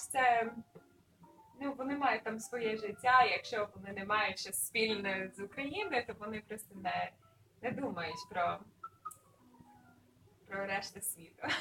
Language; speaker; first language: Ukrainian; early bilingual, other home language; English